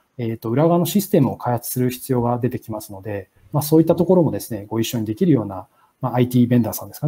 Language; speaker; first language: Japanese; native; Japanese